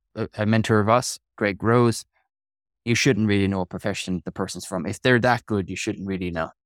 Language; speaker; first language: English; native; English